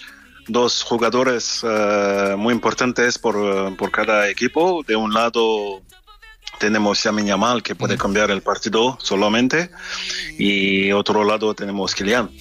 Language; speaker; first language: Spanish; non-native, fluent; French